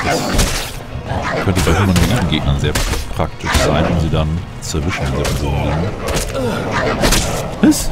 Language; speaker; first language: German; native; German